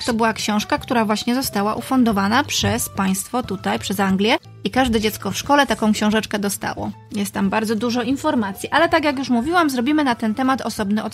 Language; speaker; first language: Polish; native; Polish